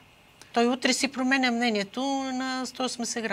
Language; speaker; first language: Bulgarian; native; Bulgarian